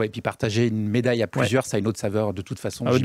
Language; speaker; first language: French; native; French